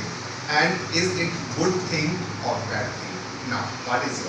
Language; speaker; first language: English; non-native, local second language; Hindi